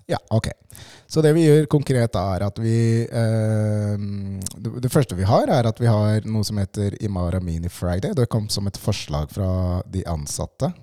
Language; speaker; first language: Norwegian; early bilingual, other home language; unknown